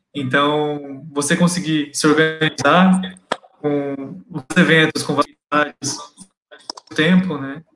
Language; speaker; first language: Portuguese; native; Portuguese